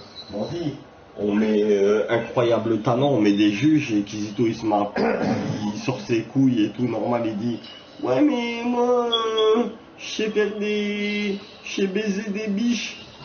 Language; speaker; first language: French; native; French